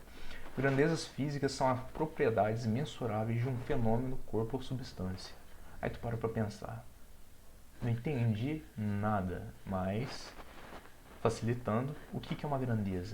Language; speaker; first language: Portuguese; native; Portuguese